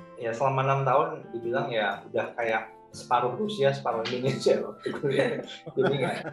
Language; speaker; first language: Indonesian; native; Indonesian